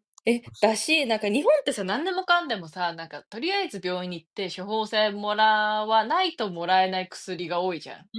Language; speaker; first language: Japanese; native; Japanese